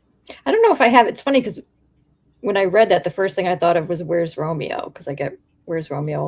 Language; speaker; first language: English; native; English